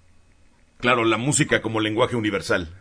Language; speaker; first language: Spanish; native; Spanish